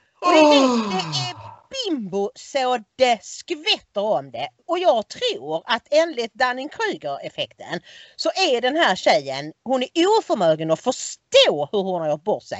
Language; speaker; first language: Swedish; native; Swedish